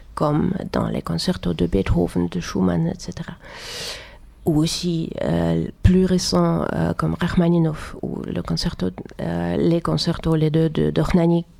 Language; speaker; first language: French; non-native, fluent; Russian